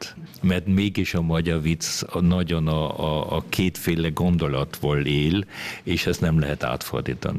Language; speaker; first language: Hungarian; early bilingual, heritage; Hungarian